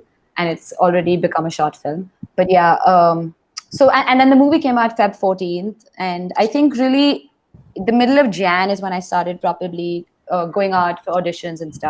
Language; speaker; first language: English; non-native, local second language; Hindi